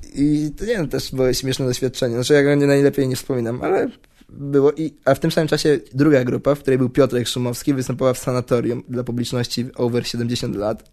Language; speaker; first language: Polish; native; Polish